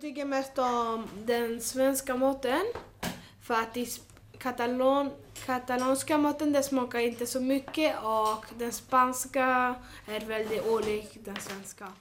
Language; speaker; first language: Swedish; early bilingual, heritage; Swedish